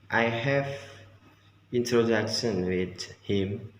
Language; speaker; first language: English; non-native, learner; Indonesian